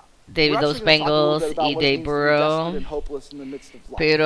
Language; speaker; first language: Spanish; non-native, fluent; English